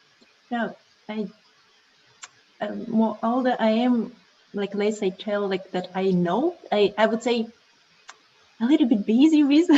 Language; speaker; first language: English; non-native, learner; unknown